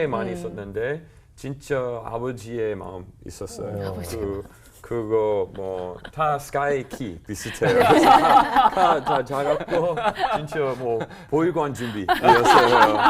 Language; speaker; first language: Korean; non-native, learner; English